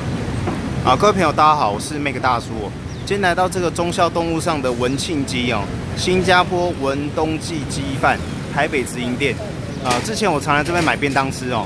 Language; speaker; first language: Chinese; native; Chinese